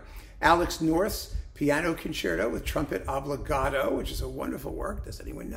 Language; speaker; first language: English; native; English